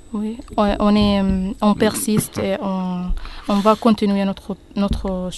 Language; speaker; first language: French; non-native, learner; Arabic